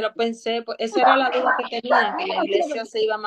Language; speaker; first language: Spanish; native; Spanish